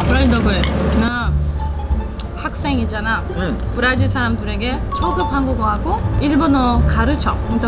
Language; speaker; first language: Korean; non-native, fluent; Portuguese